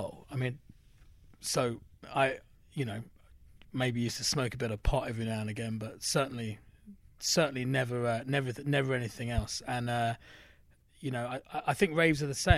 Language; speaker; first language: English; native; English